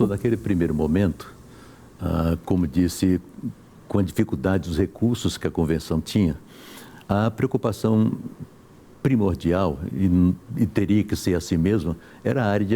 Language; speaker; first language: Portuguese; native; Portuguese